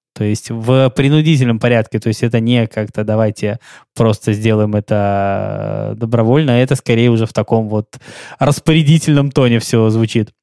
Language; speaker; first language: Russian; native; Russian